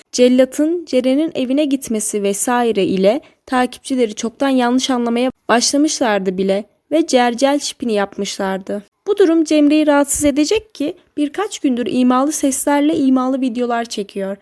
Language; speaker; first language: Turkish; native; Turkish